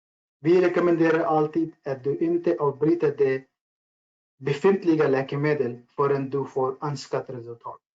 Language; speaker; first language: Swedish; non-native, fluent; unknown